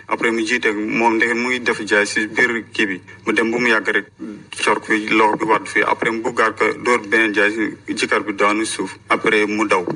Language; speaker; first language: Wolof; non-native, local second language; Fula